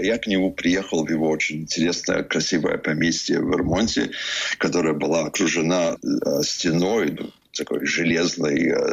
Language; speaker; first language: Russian; early bilingual, heritage; English